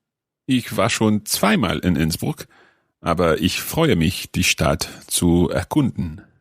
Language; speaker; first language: German; non-native, learner; English